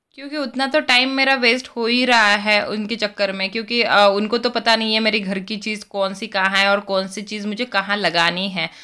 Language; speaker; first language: Hindi; native; Hindi